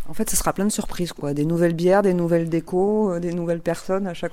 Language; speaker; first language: French; native; French